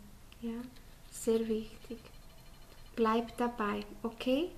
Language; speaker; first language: German; non-native, fluent; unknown